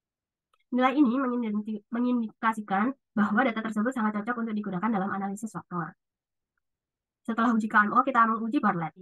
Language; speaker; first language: Indonesian; native; Indonesian